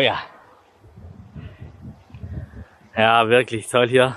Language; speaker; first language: German; native; German